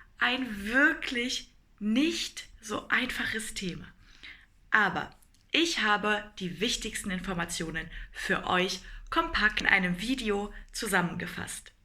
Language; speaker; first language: German; native; German